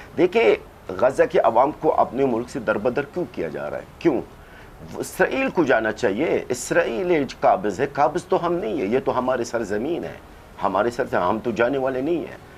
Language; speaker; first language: Urdu; non-native, fluent; Arabic